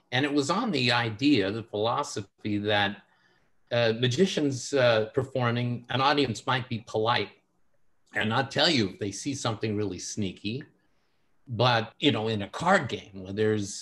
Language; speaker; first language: English; native; English